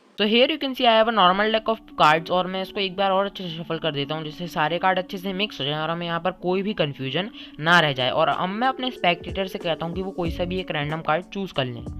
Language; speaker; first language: Hindi; native; Hindi